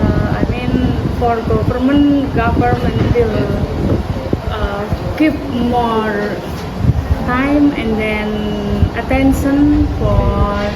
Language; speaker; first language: English; non-native, learner; Indonesian